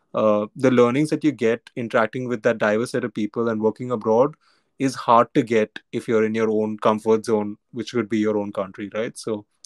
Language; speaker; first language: English; non-native, local second language; Hindi